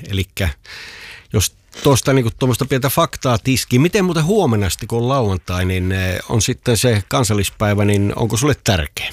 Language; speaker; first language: Finnish; native; Finnish